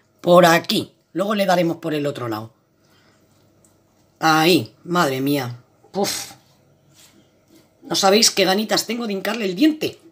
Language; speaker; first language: Spanish; native; Spanish